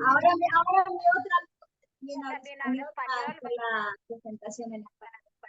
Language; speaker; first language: Spanish; non-native, learner; Portuguese